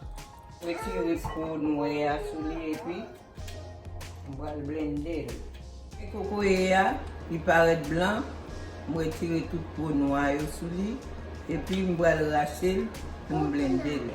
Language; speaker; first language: French; non-native, learner; Haitian Creole